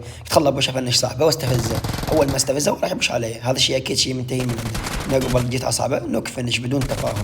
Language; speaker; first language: Arabic; native; Arabic